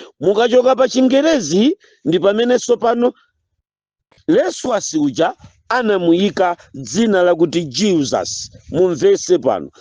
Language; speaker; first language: Nyanja; non-native, local second language; Yao